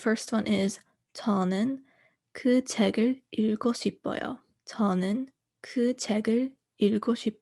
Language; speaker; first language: Korean; non-native, fluent; English